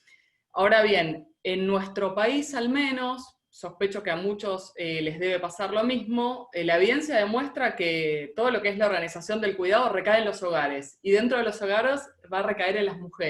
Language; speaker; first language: Spanish; native; Spanish